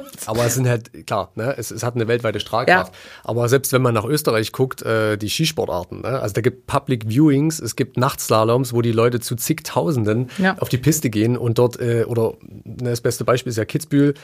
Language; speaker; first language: German; native; German